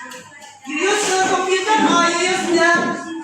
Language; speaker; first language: English; non-native, learner; Indonesian